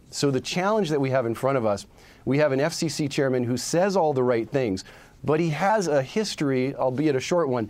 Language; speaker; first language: English; native; English